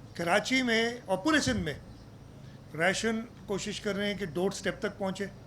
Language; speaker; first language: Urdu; non-native, local second language; Sindhi